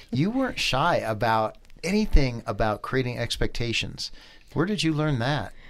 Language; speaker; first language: English; native; English